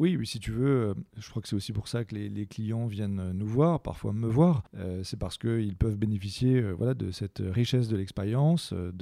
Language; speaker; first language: French; native; French